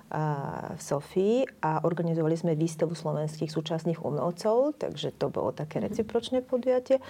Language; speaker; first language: Slovak; non-native, fluent; Bulgarian